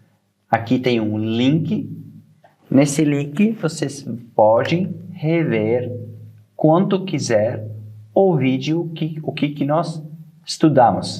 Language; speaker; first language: Portuguese; non-native, fluent; Arabic